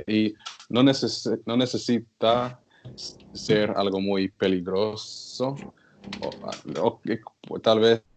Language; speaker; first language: Spanish; non-native, learner; English